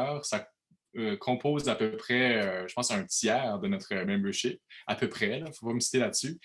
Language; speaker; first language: French; native; French